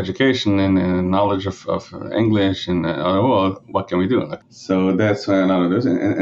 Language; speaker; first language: English; early bilingual, other home language; Yiddish